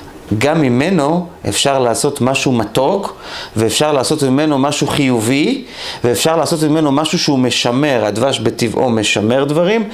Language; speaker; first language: Hebrew; native; Hebrew